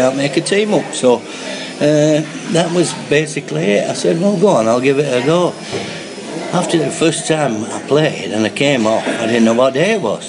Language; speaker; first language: English; native; English